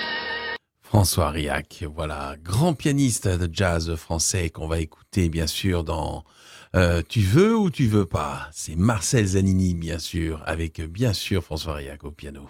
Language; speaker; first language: French; native; French